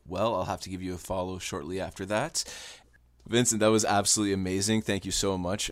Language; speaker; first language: English; native; English